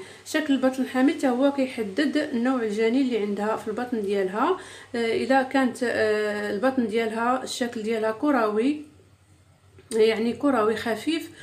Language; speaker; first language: Arabic; native; Arabic